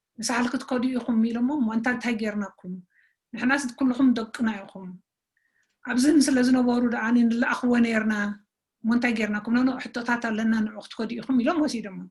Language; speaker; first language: Tigrinya; native; Tigrinya